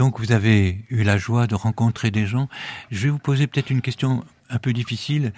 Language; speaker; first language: French; native; French